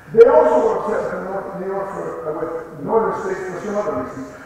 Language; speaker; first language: English; native; English